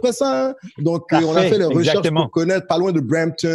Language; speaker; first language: French; native; French